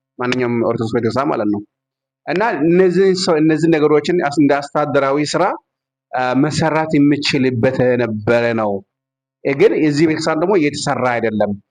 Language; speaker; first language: Amharic; non-native, local second language; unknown